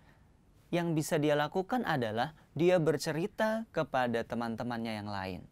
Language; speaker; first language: Indonesian; native; Indonesian